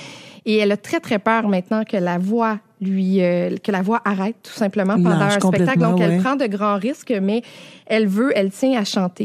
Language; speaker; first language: French; native; French